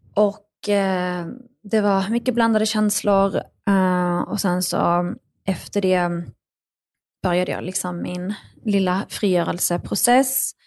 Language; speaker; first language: Swedish; early bilingual, other home language; Arabic